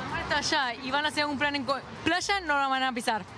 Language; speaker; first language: Spanish; native; Spanish